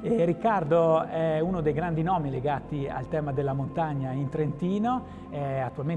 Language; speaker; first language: Italian; native; Italian